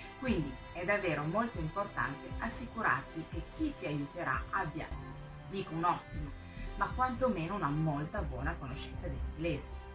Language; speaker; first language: Italian; non-native, fluent; French